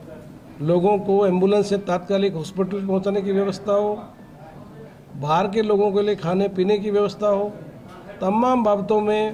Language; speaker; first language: Hindi; non-native, local second language; Gujarati